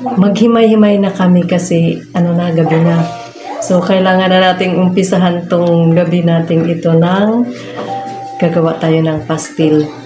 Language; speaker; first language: Filipino; non-native, local second language; Cebuano